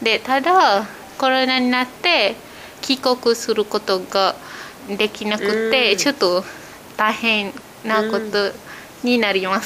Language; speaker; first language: Japanese; non-native, fluent; Malay